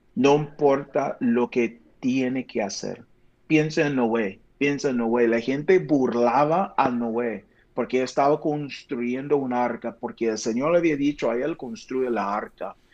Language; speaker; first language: Spanish; non-native, fluent; English